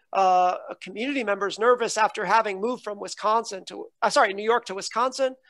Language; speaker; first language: English; native; English